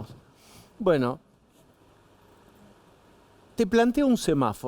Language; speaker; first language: Spanish; native; Spanish